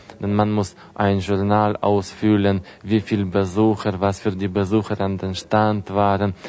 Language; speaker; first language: German; non-native, fluent; Russian